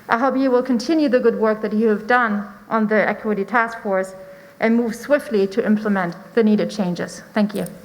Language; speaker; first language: English; non-native, fluent; German